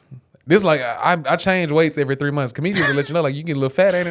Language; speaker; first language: English; native; English